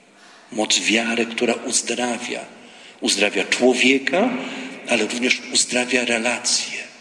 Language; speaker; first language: Polish; native; Polish